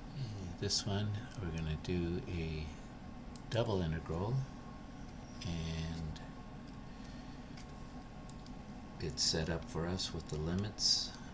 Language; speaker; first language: English; native; English